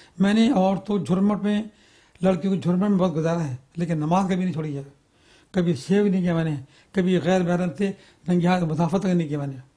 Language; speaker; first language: Urdu; native; Urdu